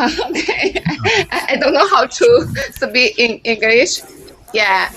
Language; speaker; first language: English; non-native, learner; Chinese